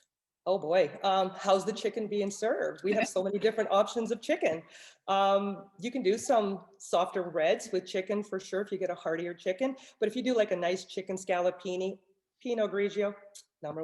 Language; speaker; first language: English; native; English